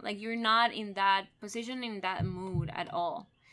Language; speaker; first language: English; non-native, local second language; Spanish